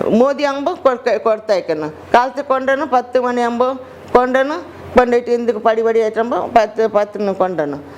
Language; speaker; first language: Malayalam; non-native, learner; Hindi